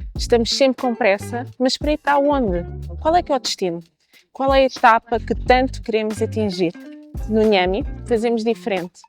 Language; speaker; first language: Portuguese; native; Portuguese